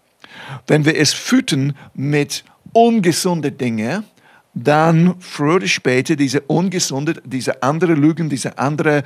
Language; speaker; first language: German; non-native, fluent; English